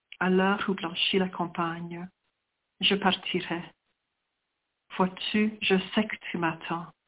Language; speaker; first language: French; non-native, fluent; Sicilian